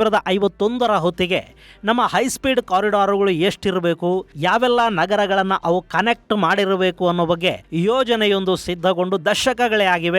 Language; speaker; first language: Kannada; native; Kannada